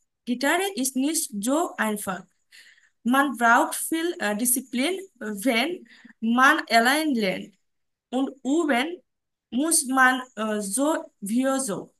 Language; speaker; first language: German; non-native, learner; Bangla